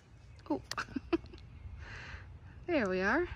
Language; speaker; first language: English; native; English